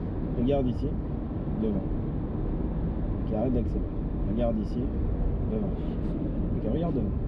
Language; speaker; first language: French; native; French